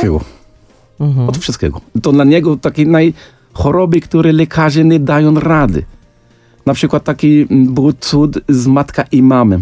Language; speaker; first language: Polish; non-native, fluent; Arabic